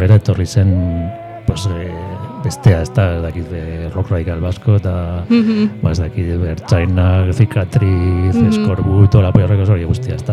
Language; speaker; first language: Basque; non-native, local second language; Spanish